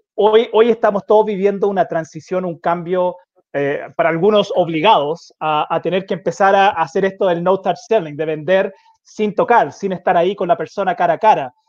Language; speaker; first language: Spanish; native; Spanish